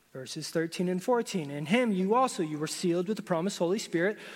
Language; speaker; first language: English; native; English